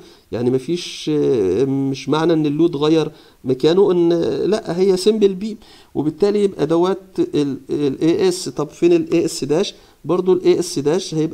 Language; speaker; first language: Arabic; native; Arabic